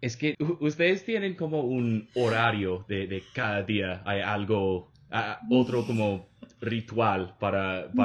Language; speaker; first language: Spanish; non-native, fluent; English